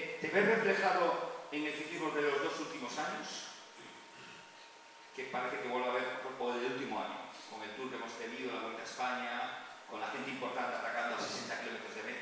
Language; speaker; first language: Spanish; native; Spanish